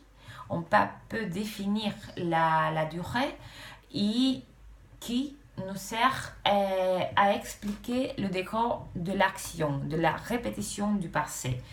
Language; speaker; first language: French; non-native, fluent; Romanian